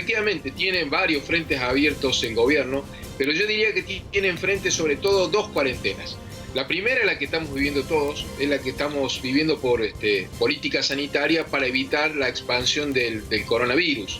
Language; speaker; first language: Spanish; native; Spanish